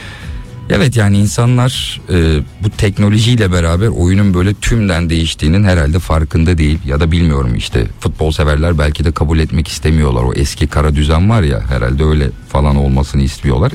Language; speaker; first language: Turkish; native; Turkish